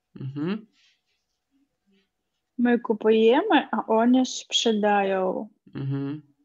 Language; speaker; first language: Polish; non-native, learner; Russian